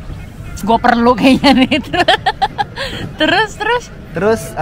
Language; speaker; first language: Indonesian; native; Indonesian